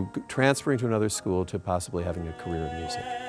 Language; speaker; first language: English; native; English